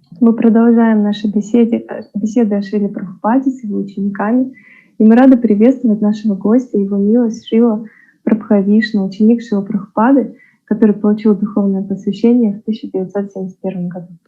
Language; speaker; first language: Russian; native; Russian